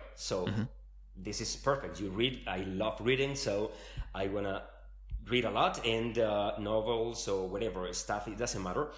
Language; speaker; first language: English; non-native, fluent; Spanish